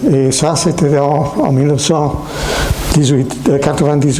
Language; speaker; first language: French; non-native, fluent; English